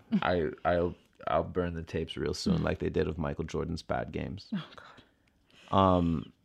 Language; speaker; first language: English; native; English